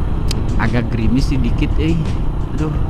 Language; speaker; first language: Indonesian; non-native, local second language; Sundanese